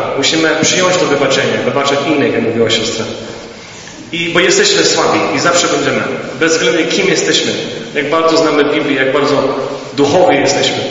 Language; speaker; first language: Polish; early bilingual, heritage; Polish